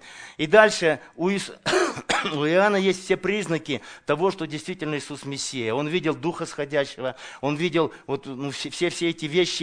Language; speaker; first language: Russian; native; Russian